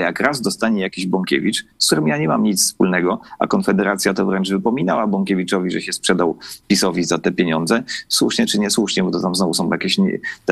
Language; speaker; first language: Polish; native; Polish